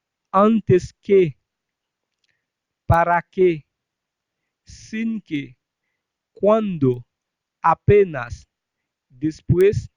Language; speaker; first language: Spanish; non-native, fluent; Haitian Creole